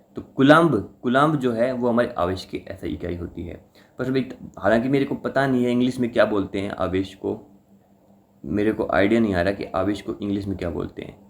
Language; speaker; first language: Hindi; native; Hindi